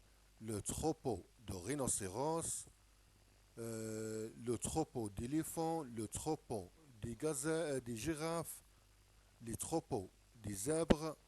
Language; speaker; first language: French; non-native, local second language; Arabic